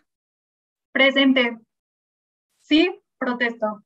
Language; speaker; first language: Spanish; native; Spanish